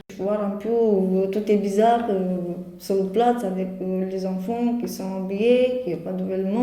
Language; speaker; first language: French; non-native, learner; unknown